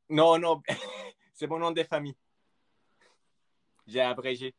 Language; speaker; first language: French; early bilingual, other home language; Spanish